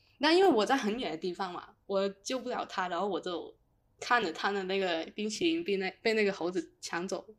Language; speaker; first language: Chinese; non-native, local second language; Cantonese